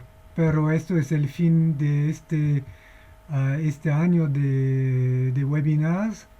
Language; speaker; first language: Spanish; non-native, fluent; English